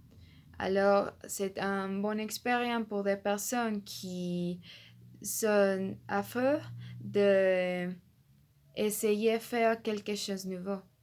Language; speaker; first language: French; non-native, learner; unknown